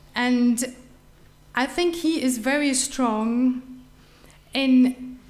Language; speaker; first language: English; non-native, fluent; German